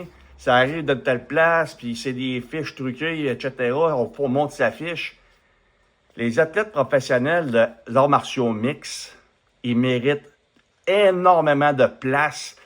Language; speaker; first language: French; native; French